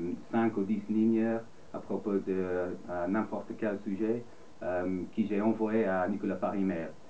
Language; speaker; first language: French; non-native, fluent; English